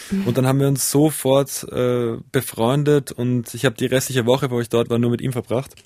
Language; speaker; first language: German; native; German